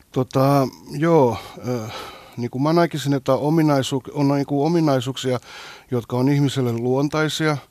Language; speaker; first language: Finnish; non-native, fluent; Greek